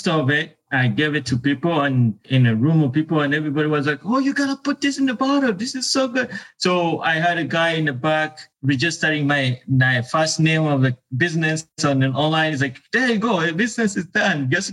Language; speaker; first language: English; non-native, local second language; Ganda